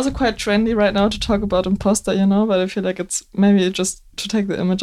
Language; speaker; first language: English; non-native, fluent; German